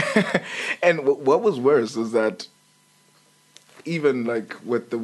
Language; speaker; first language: English; non-native, local second language; Xhosa